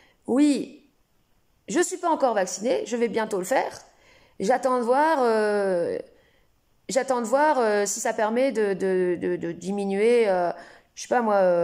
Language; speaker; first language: French; native; French